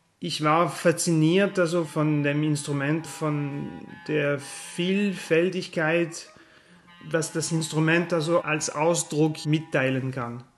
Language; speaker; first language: German; non-native, fluent; French